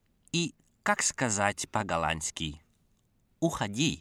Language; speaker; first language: Russian; non-native, fluent; Dutch